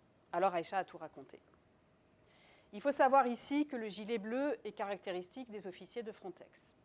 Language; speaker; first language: French; native; French